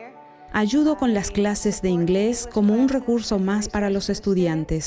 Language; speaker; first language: Spanish; non-native, fluent; English